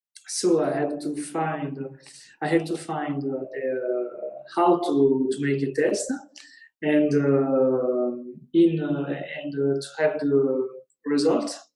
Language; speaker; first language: English; non-native, learner; Italian